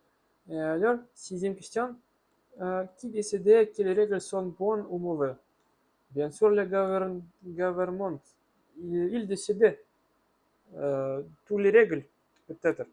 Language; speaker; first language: French; non-native, learner; Russian